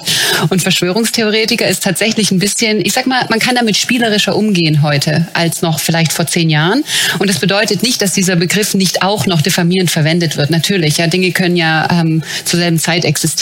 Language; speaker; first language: German; native; German